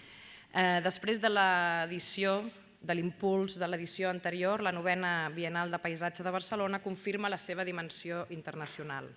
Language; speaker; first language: Catalan; native; Catalan